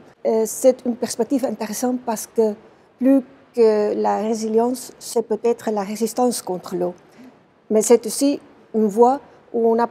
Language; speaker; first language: French; non-native, fluent; Dutch